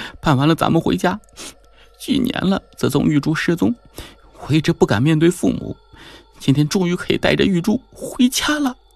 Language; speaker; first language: Chinese; native; Chinese